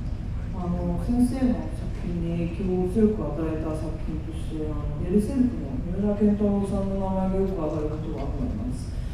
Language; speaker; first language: Japanese; native; Japanese